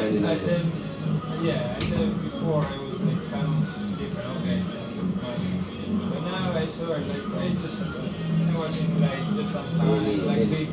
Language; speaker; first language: English; non-native, learner; Romanian